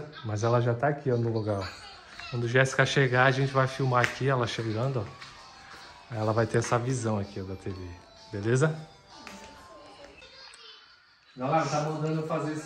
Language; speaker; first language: Portuguese; native; Portuguese